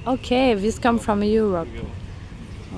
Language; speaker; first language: English; non-native, learner; French